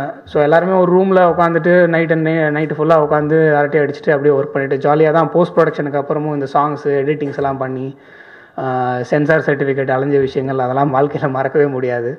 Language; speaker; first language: Tamil; native; Tamil